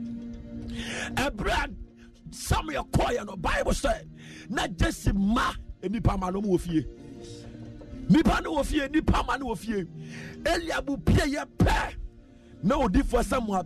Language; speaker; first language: English; non-native, local second language; Akan